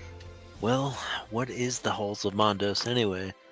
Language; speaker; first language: English; native; English